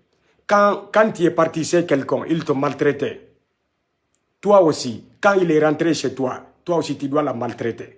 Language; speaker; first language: French; non-native, local second language; Wolof